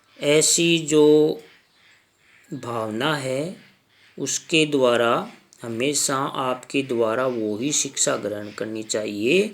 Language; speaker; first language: Hindi; native; Hindi